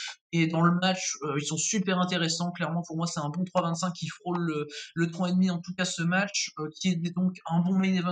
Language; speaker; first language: French; native; French